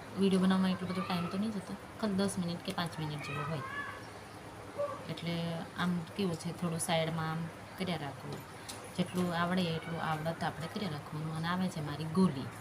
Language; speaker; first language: Gujarati; non-native, local second language; Rathawi